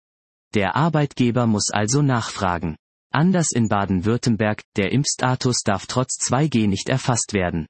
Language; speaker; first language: German; native; German